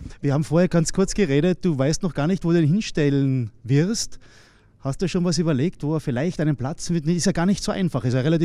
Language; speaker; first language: German; native; German